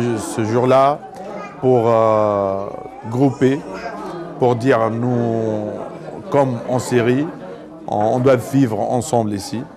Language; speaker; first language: French; non-native, learner; Arabic